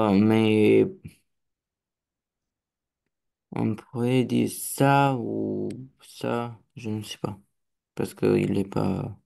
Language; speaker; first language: French; non-native, learner; Romanian